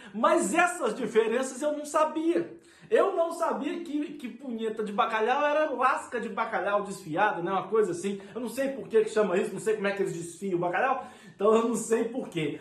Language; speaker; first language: Portuguese; native; Portuguese